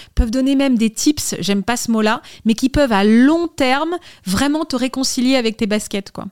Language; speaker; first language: French; native; French